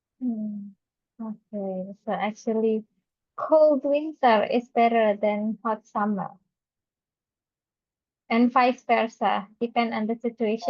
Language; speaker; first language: English; non-native, fluent; Indonesian